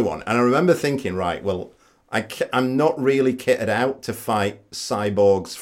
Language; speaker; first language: English; native; English